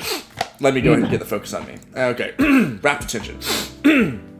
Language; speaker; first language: English; native; English